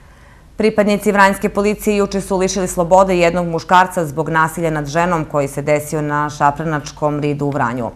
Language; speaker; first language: Serbian; native; Serbian